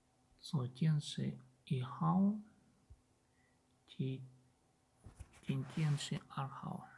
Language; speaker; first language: Chinese; non-native, learner; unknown